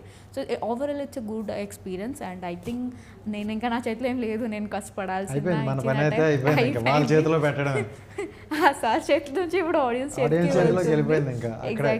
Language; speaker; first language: Telugu; non-native, learner; Odia